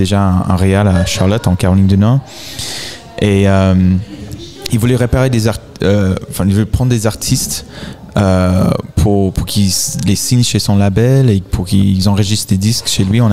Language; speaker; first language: French; non-native, fluent; English